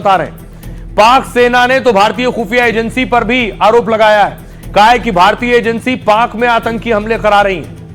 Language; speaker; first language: Hindi; native; Hindi